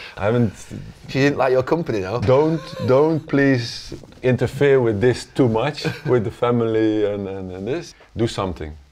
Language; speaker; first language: English; non-native, fluent; Dutch